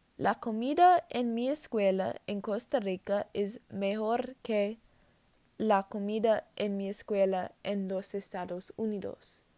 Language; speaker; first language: Spanish; non-native, learner; English